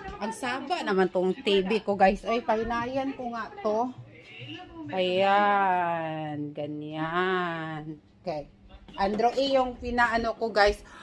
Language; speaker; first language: Filipino; non-native, local second language; Cebuano